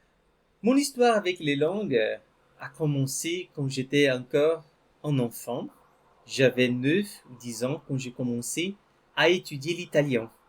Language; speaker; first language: French; non-native, fluent; Portuguese